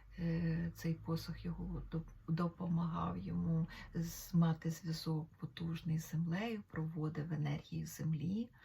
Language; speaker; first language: Ukrainian; native; Ukrainian